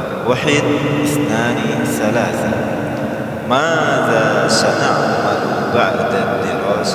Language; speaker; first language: Arabic; non-native, fluent; Indonesian